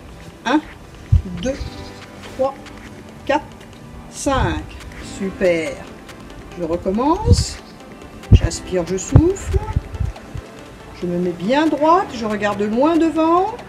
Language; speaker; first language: French; native; French